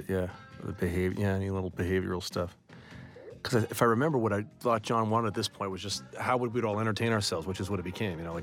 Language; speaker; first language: English; native; English